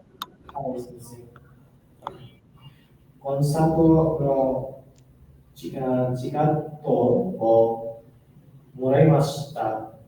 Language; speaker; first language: Japanese; non-native, learner; Bangla